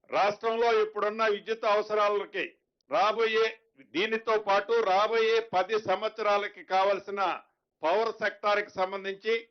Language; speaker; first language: Telugu; native; Telugu